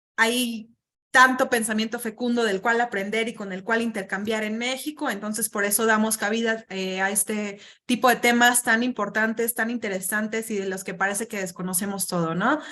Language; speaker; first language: Spanish; native; Spanish